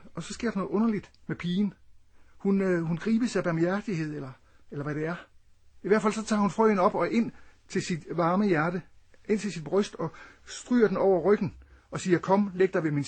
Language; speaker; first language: Danish; native; Danish